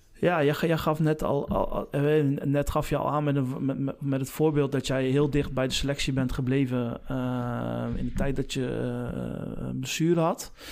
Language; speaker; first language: Dutch; native; Dutch